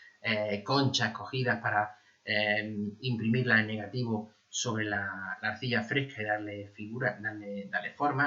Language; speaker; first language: Spanish; native; Spanish